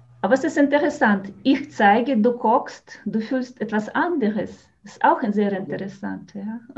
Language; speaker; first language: German; non-native, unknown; Russian